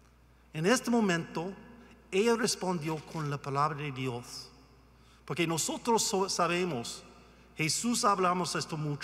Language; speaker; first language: Spanish; non-native, learner; English